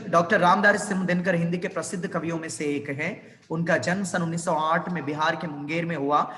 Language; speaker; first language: Hindi; non-native, local second language; Telugu